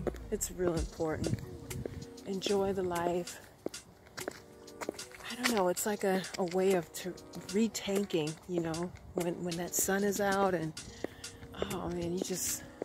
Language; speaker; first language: English; native; English